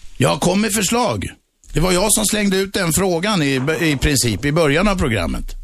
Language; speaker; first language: Swedish; native; Swedish